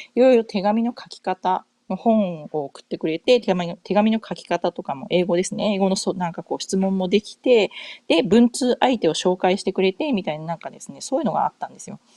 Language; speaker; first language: Japanese; native; Japanese